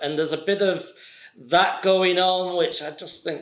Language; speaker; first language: English; native; English